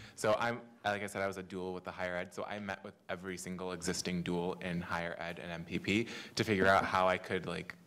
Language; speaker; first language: English; native; English